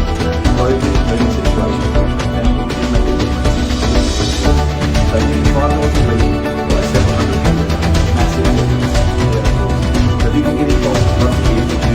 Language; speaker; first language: English; native; English